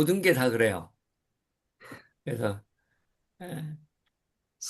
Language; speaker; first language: Korean; native; Korean